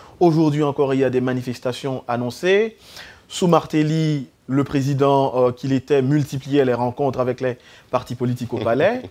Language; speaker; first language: French; native; French